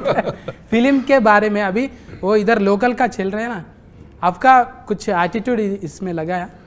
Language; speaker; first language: Hindi; non-native, local second language; Telugu